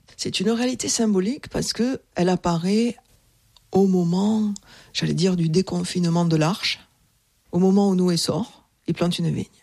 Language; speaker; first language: French; native; French